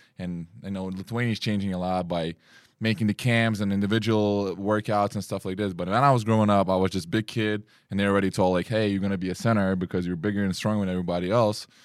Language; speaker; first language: English; non-native, fluent; Lithuanian